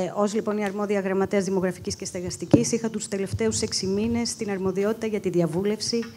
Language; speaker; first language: Greek; native; Greek